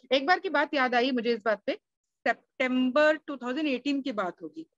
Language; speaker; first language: Hindi; native; Hindi